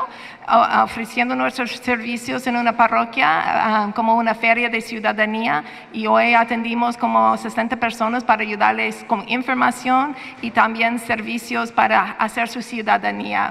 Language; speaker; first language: Spanish; non-native, fluent; English